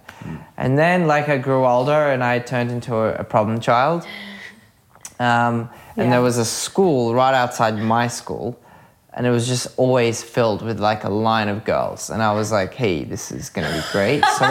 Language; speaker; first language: English; early bilingual, other home language; Russian